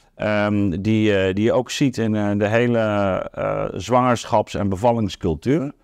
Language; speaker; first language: Dutch; native; Dutch